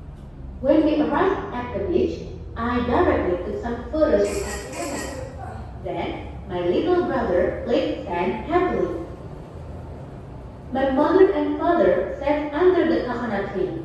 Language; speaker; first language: English; non-native, learner; Indonesian